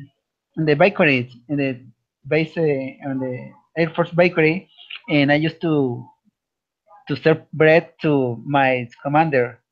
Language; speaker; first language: English; non-native, learner; Spanish